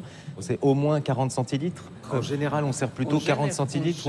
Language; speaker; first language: French; native; French